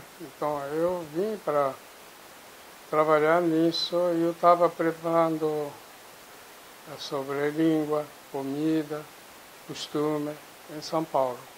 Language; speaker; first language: Portuguese; non-native, fluent; Japanese